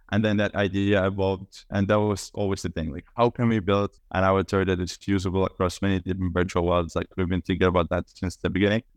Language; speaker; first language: English; non-native, fluent; Estonian